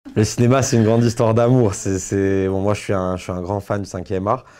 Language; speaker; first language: French; native; French